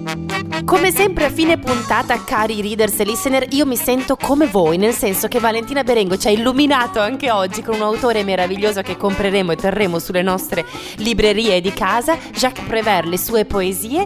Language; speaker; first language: Italian; native; Italian